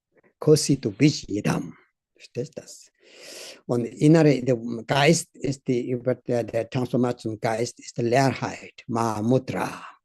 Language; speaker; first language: German; non-native, learner; Tibetan